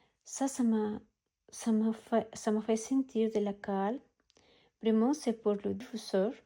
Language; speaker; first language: French; non-native, learner; Spanish